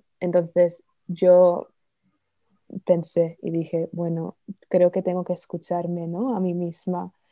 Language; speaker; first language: Spanish; non-native, fluent; English